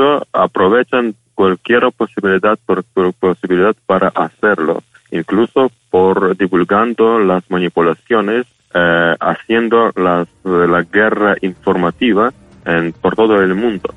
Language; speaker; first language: Spanish; non-native, fluent; Ukrainian